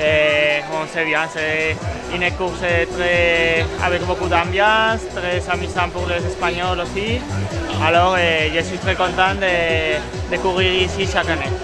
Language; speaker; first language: French; non-native, fluent; Spanish